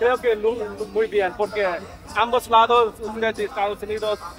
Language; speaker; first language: Spanish; non-native, learner; English